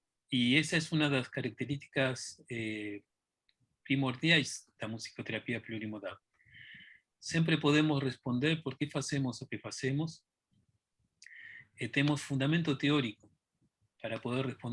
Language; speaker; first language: Portuguese; non-native, fluent; Spanish